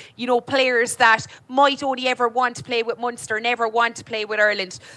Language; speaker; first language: English; native; English